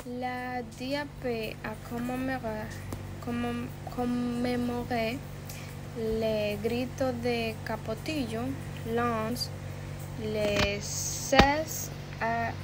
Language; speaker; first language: French; non-native, learner; Spanish